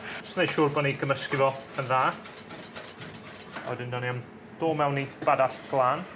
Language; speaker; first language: Welsh; native; Welsh